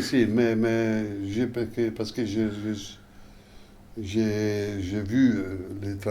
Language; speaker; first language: French; non-native, fluent; Italian